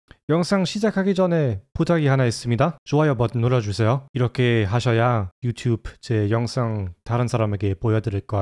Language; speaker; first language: Korean; non-native, learner; German